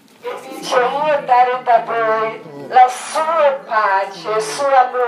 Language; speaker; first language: Italian; non-native, learner; Croatian